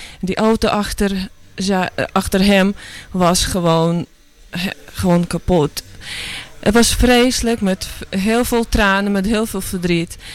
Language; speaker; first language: Dutch; non-native, learner; Ukrainian